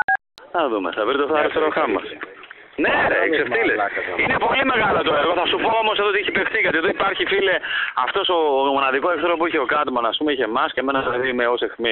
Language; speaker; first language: Greek; native; Greek